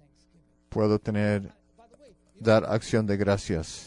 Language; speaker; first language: Spanish; non-native, fluent; English